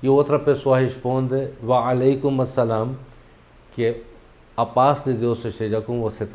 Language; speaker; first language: Portuguese; non-native, fluent; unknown